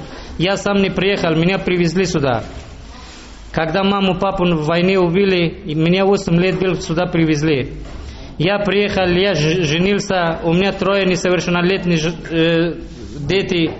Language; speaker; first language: Russian; early bilingual, other home language; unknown